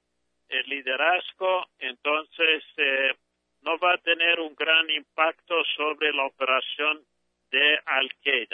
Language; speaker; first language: Spanish; non-native, fluent; English